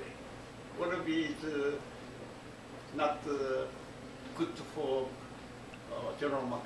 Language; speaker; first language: English; non-native, learner; Korean